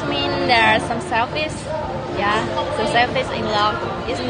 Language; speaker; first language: English; non-native, learner; Vietnamese